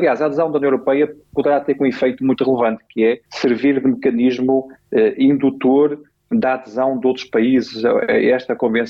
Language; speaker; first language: Portuguese; native; Portuguese